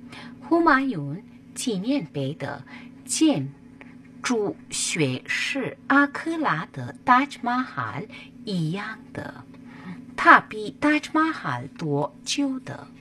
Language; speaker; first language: Chinese; non-native, fluent; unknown